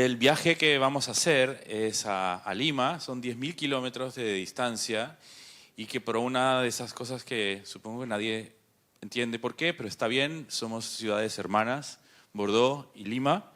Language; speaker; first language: Spanish; native; Spanish